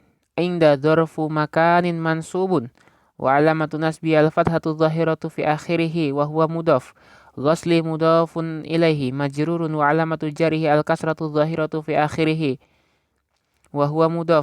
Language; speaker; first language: Arabic; non-native, fluent; Indonesian